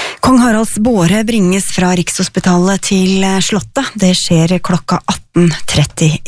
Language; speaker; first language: Norwegian; native; Norwegian